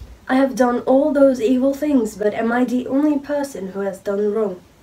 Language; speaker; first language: English; non-native, fluent; Turkish